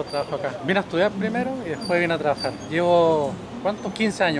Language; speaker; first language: Spanish; native; Spanish